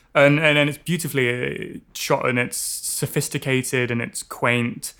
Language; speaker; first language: English; native; English